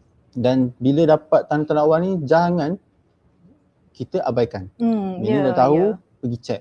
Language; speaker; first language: Malay; native; Malay